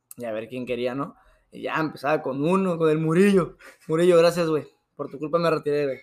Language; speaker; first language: Spanish; native; Spanish